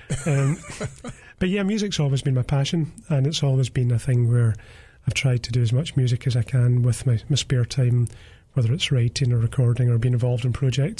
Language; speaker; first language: English; native; English